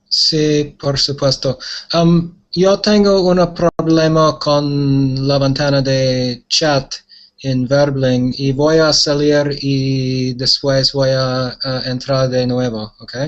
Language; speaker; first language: Spanish; non-native, learner; English